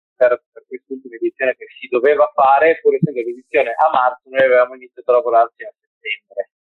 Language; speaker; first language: Italian; early bilingual, heritage; Spanish